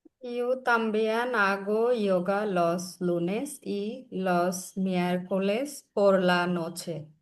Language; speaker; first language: Spanish; non-native, learner; Bangla